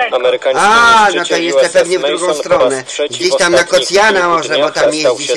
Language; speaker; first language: Polish; native; Polish